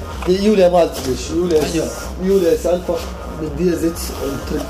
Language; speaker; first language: German; non-native, learner; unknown